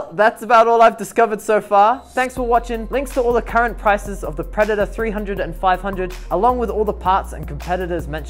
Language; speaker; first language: English; native; English